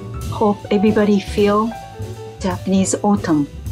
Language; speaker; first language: English; non-native, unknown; Japanese